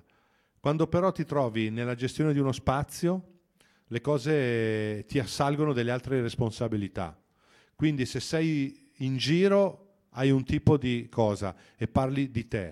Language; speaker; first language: Italian; native; Italian